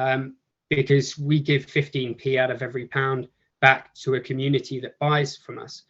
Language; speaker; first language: English; native; English